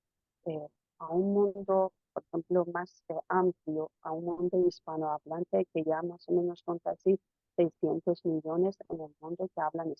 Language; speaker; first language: Spanish; non-native, fluent; Persian